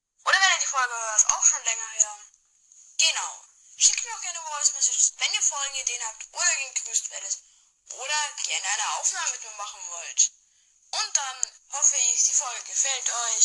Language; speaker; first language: German; native; German